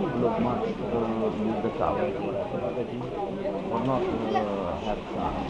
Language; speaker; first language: English; non-native, learner; Romanian